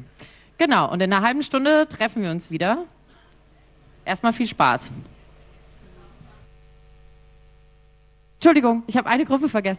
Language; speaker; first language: German; native; German